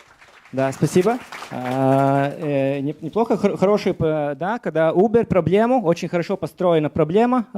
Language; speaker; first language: Russian; non-native, learner; Latvian